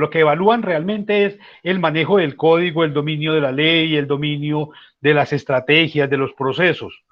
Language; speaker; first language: Spanish; native; Spanish